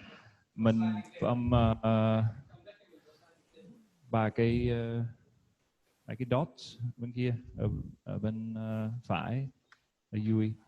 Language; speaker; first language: Vietnamese; non-native, learner; English